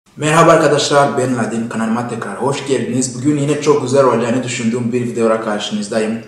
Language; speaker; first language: Turkish; non-native, fluent; Kinyarwanda